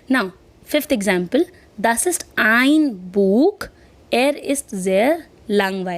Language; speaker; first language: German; non-native, fluent; Hindi